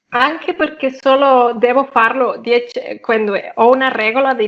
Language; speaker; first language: Italian; non-native, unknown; Catalan